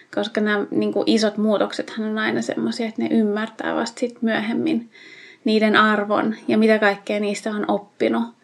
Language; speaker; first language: Finnish; native; Finnish